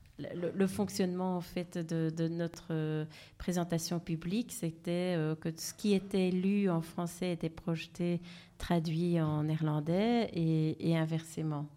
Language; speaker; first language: French; native; French